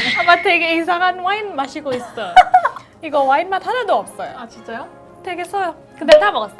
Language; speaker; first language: Korean; non-native, learner; English